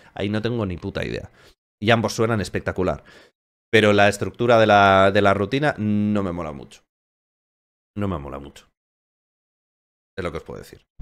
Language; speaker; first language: Spanish; native; Spanish